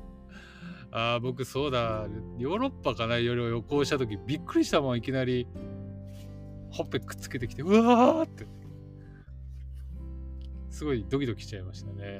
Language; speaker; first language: Japanese; native; Japanese